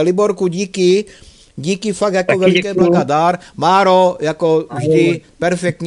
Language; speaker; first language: Czech; native; Czech